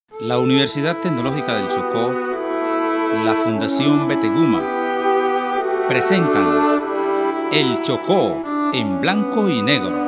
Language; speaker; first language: Spanish; native; Spanish